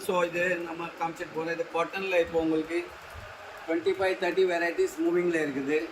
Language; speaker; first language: Tamil; non-native, fluent; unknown